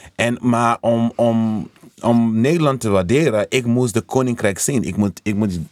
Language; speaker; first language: Dutch; non-native, fluent; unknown